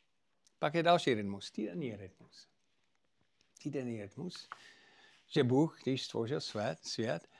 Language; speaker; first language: Czech; non-native, fluent; English